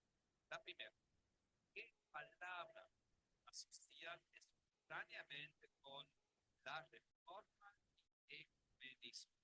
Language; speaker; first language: Spanish; non-native, learner; German